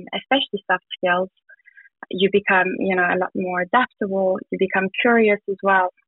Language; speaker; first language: English; non-native, fluent; German